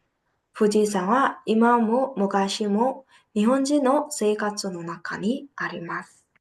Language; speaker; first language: Japanese; non-native, fluent; Burmese